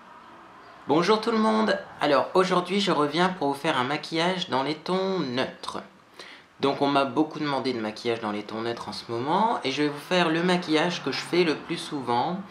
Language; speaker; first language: French; native; French